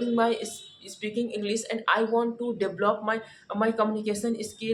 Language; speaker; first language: English; non-native, learner; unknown